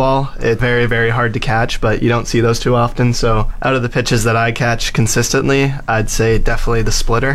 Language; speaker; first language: English; native; English